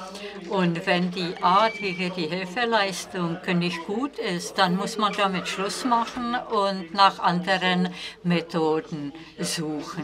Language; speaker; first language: German; non-native, fluent; Czech